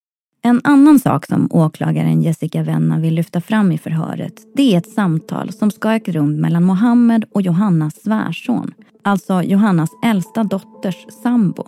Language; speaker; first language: Swedish; native; Swedish